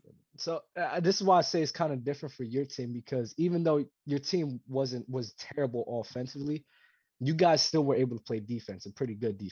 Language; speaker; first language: English; native; English